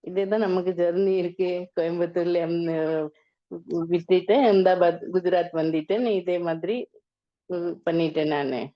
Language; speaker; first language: Tamil; non-native, learner; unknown